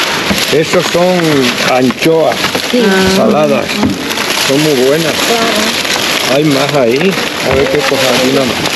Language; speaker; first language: Spanish; native; Spanish